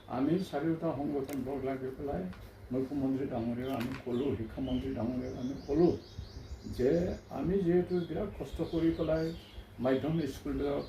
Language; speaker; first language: Assamese; non-native, local second language; Bodo